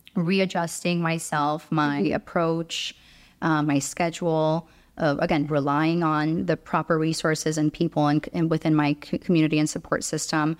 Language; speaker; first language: English; early bilingual, other home language; Romanian